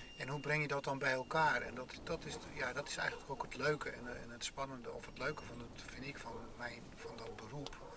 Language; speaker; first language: Dutch; native; Dutch